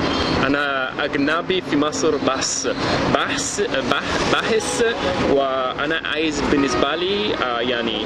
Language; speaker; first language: Arabic; non-native, fluent; Italian